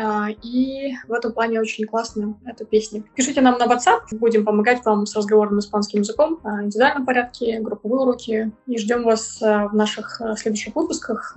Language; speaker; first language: Russian; native; Russian